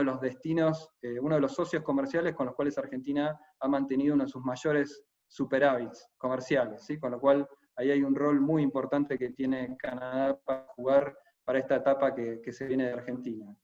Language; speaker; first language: Spanish; native; Spanish